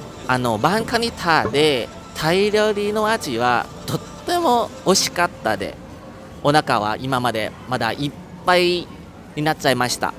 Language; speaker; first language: Japanese; non-native, learner; Thai